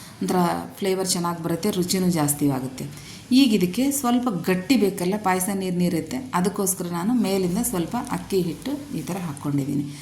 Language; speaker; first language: Kannada; non-native, local second language; Telugu